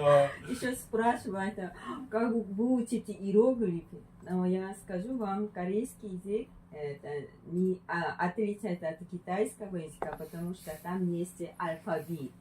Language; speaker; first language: Russian; non-native, fluent; Korean